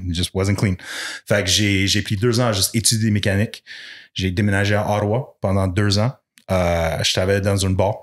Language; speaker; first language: French; non-native, local second language; English